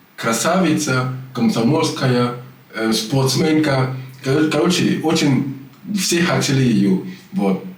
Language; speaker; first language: Russian; non-native, learner; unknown